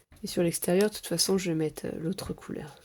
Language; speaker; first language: French; native; French